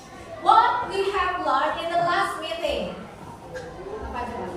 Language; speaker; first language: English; non-native, fluent; Indonesian